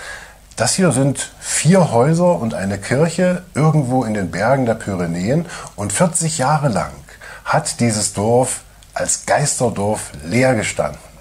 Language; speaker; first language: German; native; German